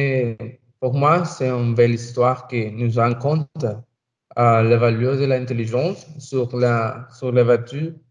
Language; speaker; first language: French; non-native, learner; Spanish